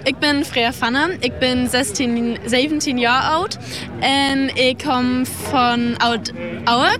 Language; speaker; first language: Dutch; non-native, learner; German